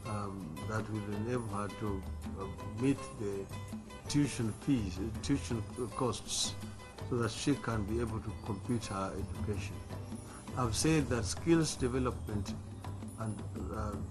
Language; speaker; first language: English; non-native, local second language; Luo (Kenya and Tanzania)